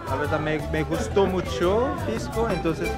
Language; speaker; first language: Spanish; non-native, fluent; Korean